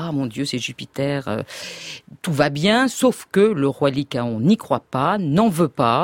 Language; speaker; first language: French; native; French